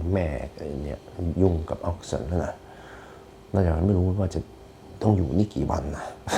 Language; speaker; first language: Thai; non-native, fluent; Norwegian